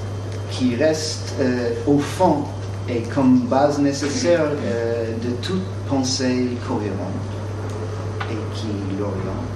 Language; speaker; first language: French; non-native, fluent; English